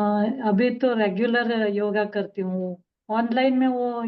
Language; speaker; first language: Hindi; non-native, local second language; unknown